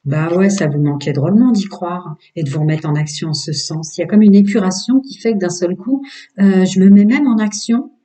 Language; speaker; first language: French; native; French